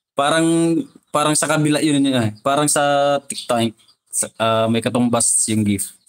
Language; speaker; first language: Filipino; non-native, local second language; Iloko